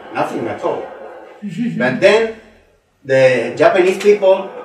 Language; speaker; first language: English; non-native, learner; Spanish